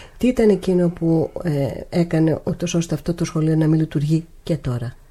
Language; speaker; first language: Greek; native; Greek